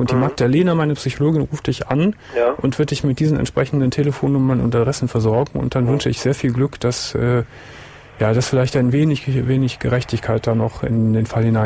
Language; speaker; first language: German; native; German